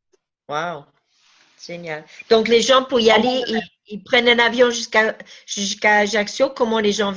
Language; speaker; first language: French; native; French